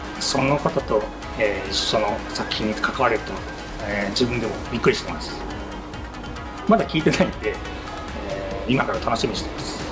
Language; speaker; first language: Japanese; native; Japanese